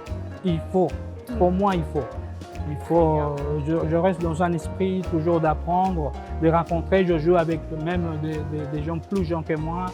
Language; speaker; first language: French; non-native, fluent; Spanish